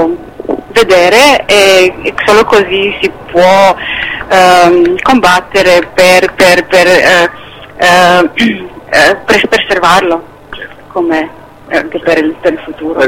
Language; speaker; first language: Italian; non-native, fluent; Slovenian